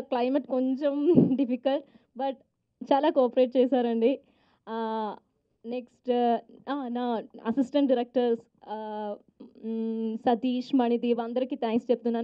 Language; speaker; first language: Telugu; non-native, learner; Malayalam